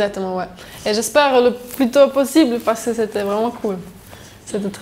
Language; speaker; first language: French; non-native, local second language; German